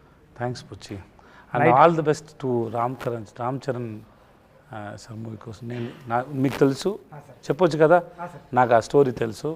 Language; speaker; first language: Telugu; non-native, learner; Tamil